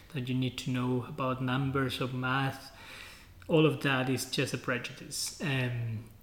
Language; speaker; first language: English; non-native, fluent; Spanish